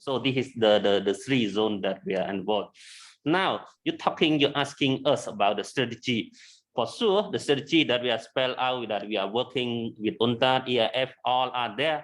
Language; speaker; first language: English; non-native, learner; Khmer